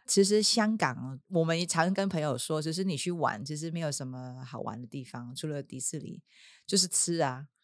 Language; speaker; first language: Chinese; non-native, local second language; Cantonese